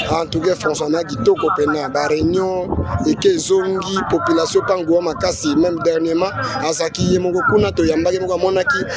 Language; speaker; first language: Lingala; non-native, local second language; Kongo